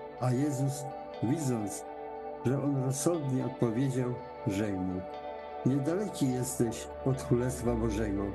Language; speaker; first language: Polish; native; Polish